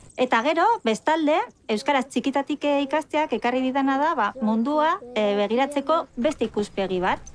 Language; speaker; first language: Basque; non-native, local second language; Spanish